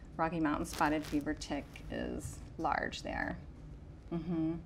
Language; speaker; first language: English; native; English